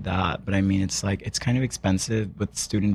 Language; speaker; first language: English; native; English